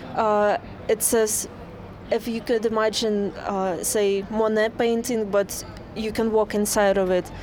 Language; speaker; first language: English; non-native, fluent; Russian